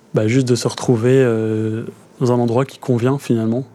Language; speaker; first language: French; native; French